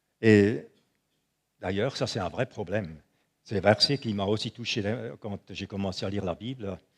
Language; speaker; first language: French; non-native, local second language; German